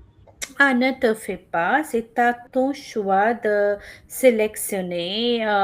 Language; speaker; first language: French; non-native, fluent; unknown